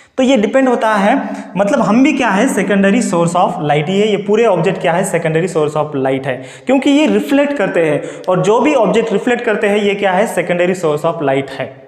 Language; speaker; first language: Hindi; non-native, local second language; Marathi